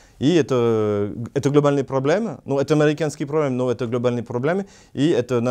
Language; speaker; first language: Russian; non-native, learner; French